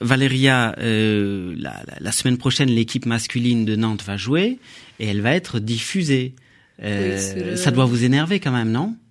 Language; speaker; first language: French; native; French